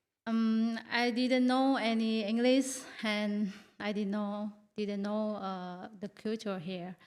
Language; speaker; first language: English; non-native, learner; Indonesian